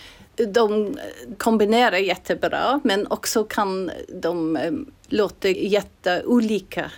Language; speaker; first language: Swedish; non-native, fluent; English